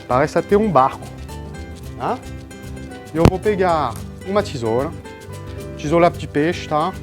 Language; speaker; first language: Portuguese; non-native, fluent; French